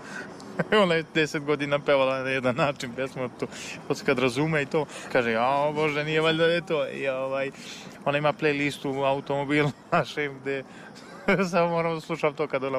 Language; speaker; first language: Serbian; native; Serbian